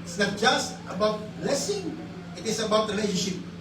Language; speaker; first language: English; non-native, local second language; Filipino